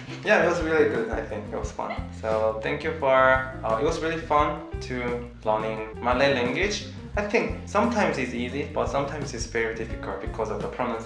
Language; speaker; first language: English; non-native, learner; Korean